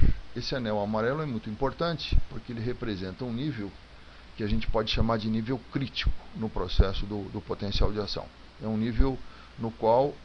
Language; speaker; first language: Portuguese; native; Portuguese